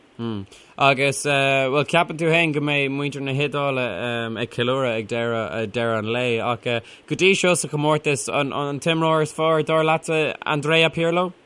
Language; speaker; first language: Irish; non-native, local second language; English